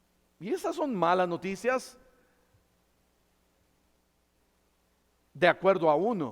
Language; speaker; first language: Spanish; native; Spanish